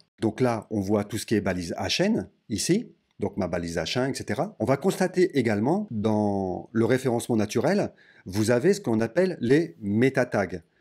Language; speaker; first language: French; native; French